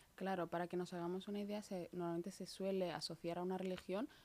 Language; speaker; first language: Spanish; early bilingual, other home language; Somali